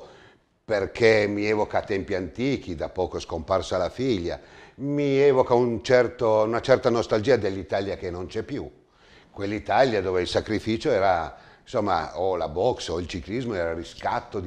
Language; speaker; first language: Italian; native; Italian